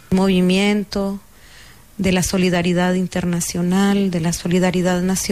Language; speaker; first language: Italian; non-native, learner; Spanish